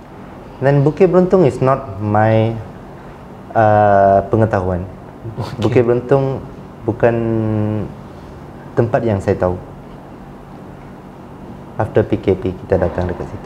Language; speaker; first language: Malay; non-native, local second language; Tamil